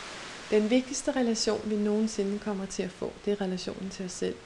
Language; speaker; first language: Danish; native; Danish